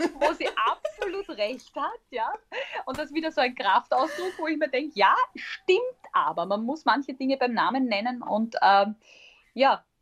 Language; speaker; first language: German; native; German